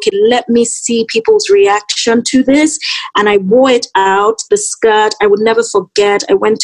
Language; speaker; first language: English; non-native, local second language; Yoruba